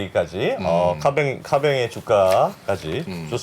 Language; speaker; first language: Korean; native; Korean